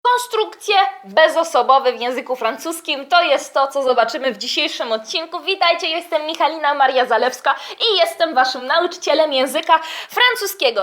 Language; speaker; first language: Polish; early bilingual, heritage; Polish